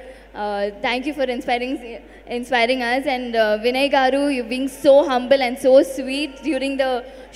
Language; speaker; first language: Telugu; non-native, learner; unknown